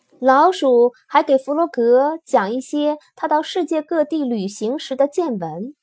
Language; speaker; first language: Chinese; native; Chinese